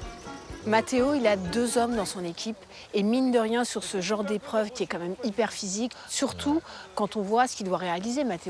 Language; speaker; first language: French; native; French